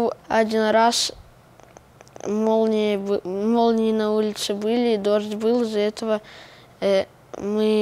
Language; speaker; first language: Russian; non-native, local second language; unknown